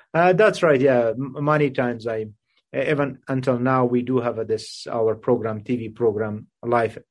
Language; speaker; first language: English; non-native, fluent; Persian